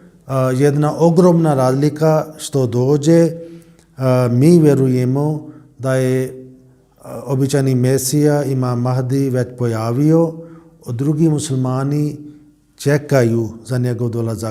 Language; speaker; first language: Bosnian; non-native, learner; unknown